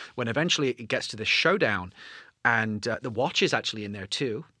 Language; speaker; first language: English; native; English